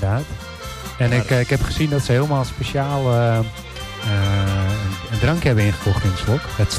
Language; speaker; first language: Dutch; native; Dutch